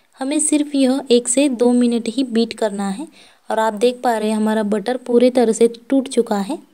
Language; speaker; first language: Hindi; non-native, local second language; Marathi